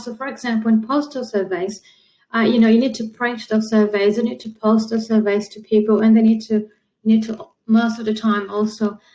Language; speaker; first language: English; non-native, fluent; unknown